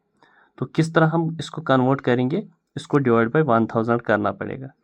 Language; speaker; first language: Hindi; non-native, local second language; Kashmiri